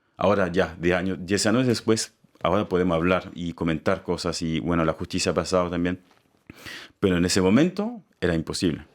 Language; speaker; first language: Spanish; native; Spanish